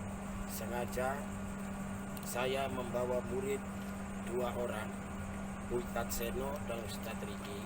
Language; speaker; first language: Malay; non-native, local second language; Javanese